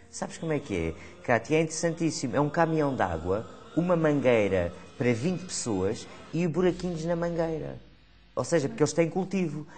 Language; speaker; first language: Portuguese; native; Portuguese